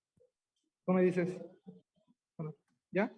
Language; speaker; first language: Spanish; native; Spanish